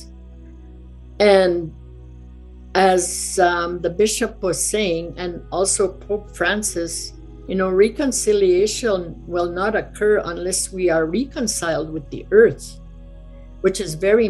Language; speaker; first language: English; non-native, fluent; Cree